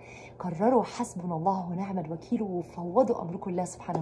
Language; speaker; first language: Arabic; native; Arabic